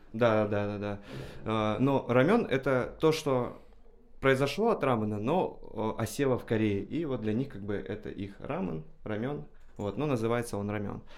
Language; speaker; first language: Russian; native; Russian